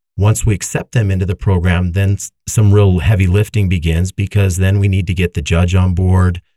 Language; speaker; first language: English; native; English